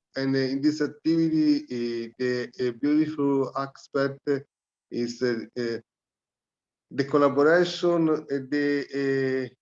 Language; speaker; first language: English; non-native, learner; Italian